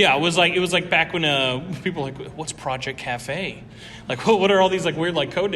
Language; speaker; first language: English; native; English